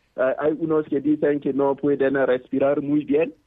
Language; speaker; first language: Spanish; non-native, fluent; Mossi